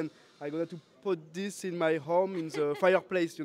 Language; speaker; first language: English; non-native, learner; French